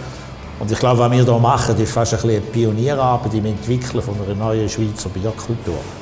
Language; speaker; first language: German; native; German